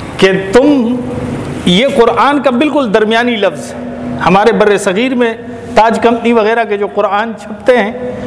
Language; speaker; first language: Urdu; native; Urdu